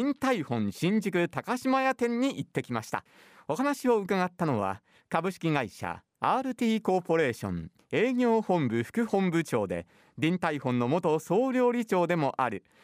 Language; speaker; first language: Japanese; native; Japanese